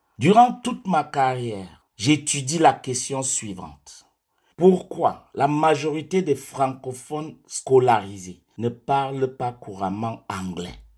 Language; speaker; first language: French; non-native, local second language; English